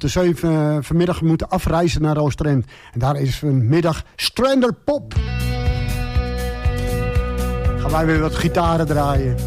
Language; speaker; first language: Dutch; native; Dutch